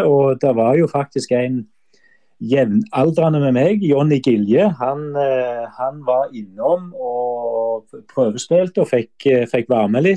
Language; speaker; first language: Norwegian; native; Norwegian